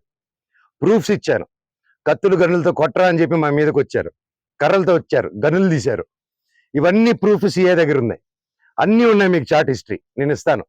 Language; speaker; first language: Telugu; native; Telugu